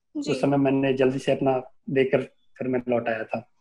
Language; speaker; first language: Hindi; native; Hindi